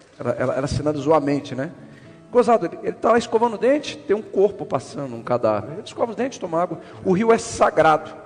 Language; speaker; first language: Portuguese; native; Portuguese